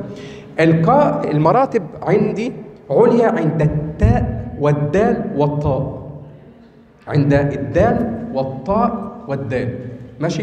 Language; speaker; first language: Arabic; native; Arabic